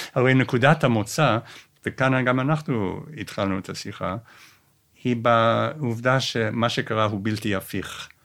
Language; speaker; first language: Hebrew; non-native, fluent; English